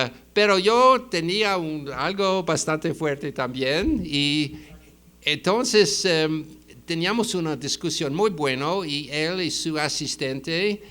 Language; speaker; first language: Spanish; non-native, fluent; English